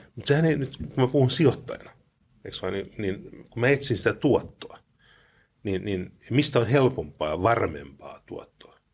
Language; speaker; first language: Finnish; early bilingual, heritage; Finnish